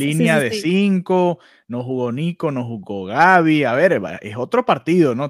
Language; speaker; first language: Spanish; native; Spanish